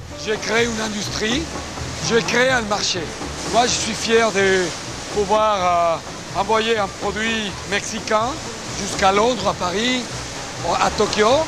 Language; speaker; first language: French; non-native, fluent; Spanish